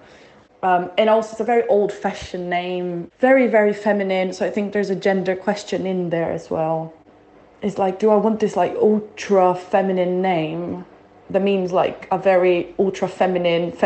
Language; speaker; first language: English; non-native, fluent; Portuguese